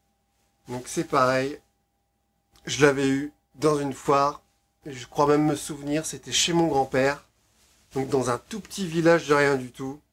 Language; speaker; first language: French; native; French